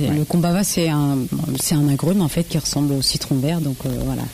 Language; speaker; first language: French; native; French